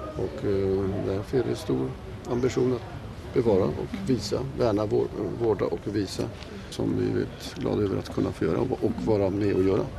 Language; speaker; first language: Swedish; native; Swedish